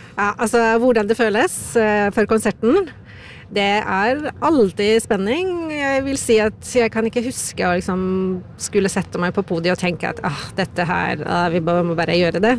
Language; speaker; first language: Norwegian; non-native, fluent; Polish